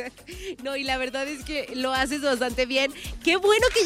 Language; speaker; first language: Spanish; native; Spanish